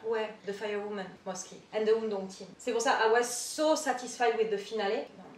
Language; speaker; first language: English; non-native, fluent; French